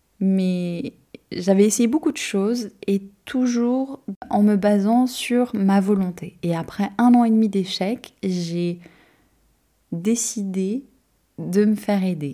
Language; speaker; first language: French; native; French